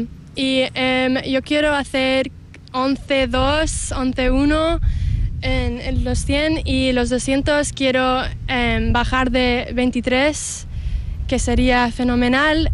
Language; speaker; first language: Spanish; early bilingual, heritage; English